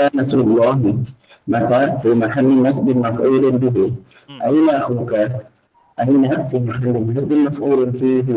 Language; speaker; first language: Arabic; non-native, learner; Indonesian